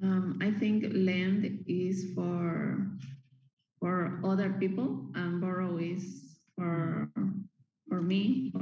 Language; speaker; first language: English; non-native, learner; Spanish